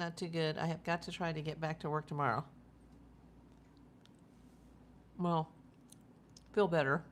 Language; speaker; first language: English; native; English